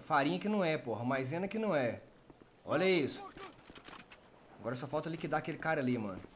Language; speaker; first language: Portuguese; native; Portuguese